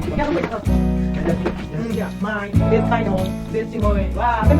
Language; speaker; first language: English; non-native, learner; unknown